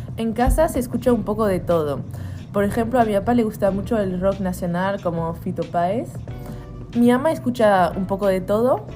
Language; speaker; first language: Spanish; early bilingual, heritage; Spanish